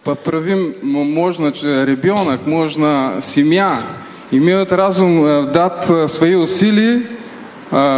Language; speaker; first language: Russian; non-native, learner; Bulgarian